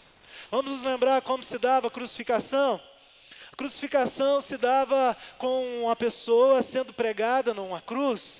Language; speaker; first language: Portuguese; native; Portuguese